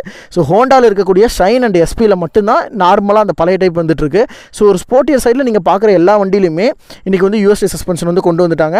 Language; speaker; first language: Tamil; native; Tamil